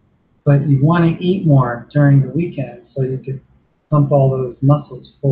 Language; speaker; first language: English; native; English